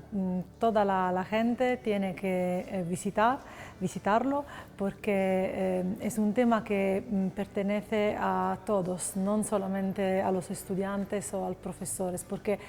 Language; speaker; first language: Spanish; non-native, fluent; Italian